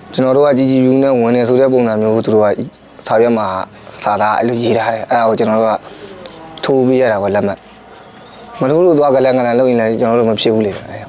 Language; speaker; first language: Burmese; native; Burmese